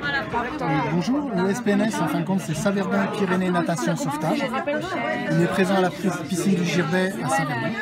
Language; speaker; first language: French; native; French